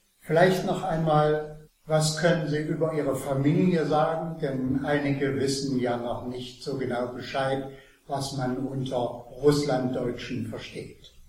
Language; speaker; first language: German; native; German